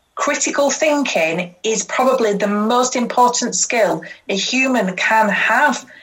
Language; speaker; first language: English; native; English